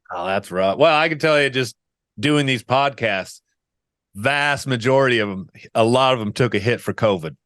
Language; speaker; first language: English; native; English